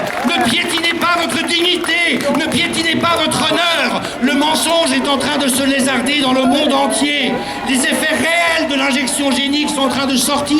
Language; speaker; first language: French; native; French